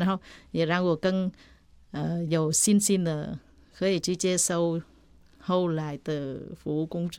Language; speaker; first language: Chinese; non-native, fluent; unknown